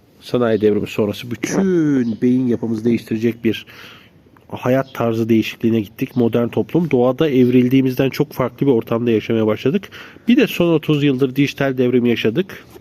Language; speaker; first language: Turkish; native; Turkish